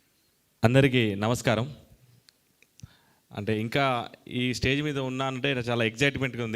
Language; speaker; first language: Telugu; native; Telugu